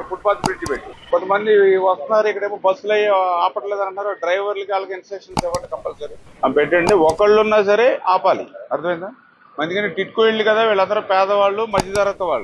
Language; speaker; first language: Telugu; native; Telugu